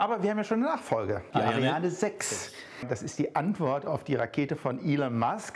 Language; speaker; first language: German; native; German